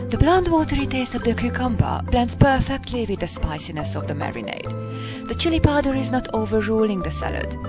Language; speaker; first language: English; non-native, fluent; Hungarian